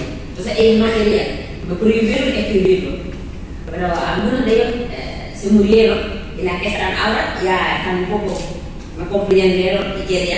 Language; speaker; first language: Spanish; non-native, learner; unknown